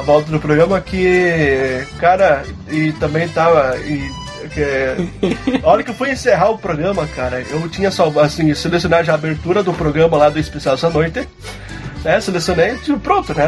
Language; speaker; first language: Portuguese; native; Portuguese